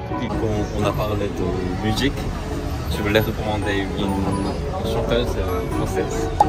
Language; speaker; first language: French; non-native, learner; Korean